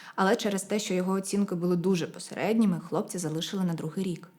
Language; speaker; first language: Ukrainian; non-native, local second language; Russian